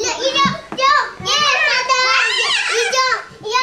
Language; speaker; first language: Russian; early bilingual, heritage; Russian